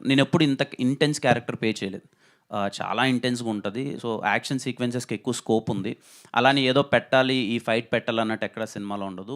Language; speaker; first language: Telugu; native; Telugu